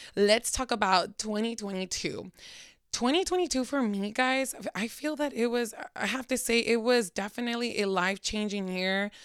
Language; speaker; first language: English; early bilingual, other home language; Spanish